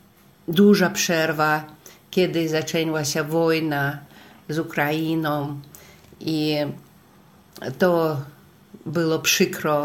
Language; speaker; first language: Polish; non-native, learner; Russian